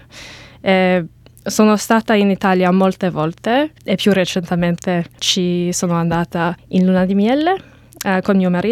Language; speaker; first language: Italian; non-native, learner; English